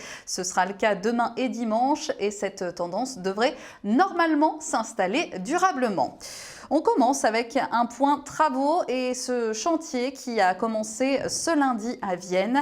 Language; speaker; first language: French; native; French